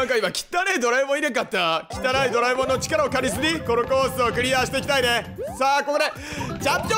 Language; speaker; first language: Japanese; native; Japanese